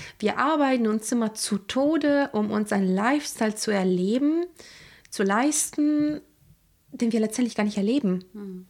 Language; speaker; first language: German; non-native, fluent; Italian